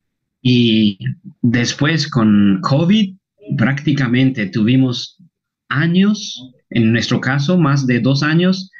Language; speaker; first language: Spanish; non-native, local second language; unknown